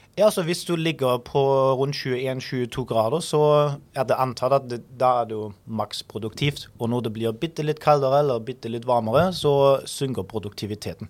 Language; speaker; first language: Norwegian; non-native, fluent; German